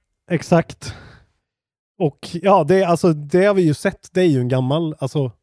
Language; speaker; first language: Swedish; native; Swedish